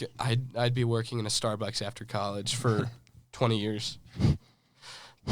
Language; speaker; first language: English; native; English